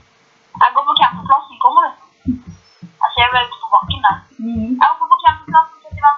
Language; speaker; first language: Norwegian; native; Norwegian